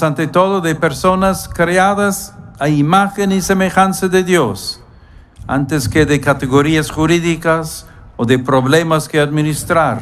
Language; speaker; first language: Spanish; non-native, fluent; English